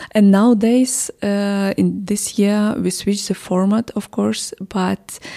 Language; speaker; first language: English; non-native, fluent; Ukrainian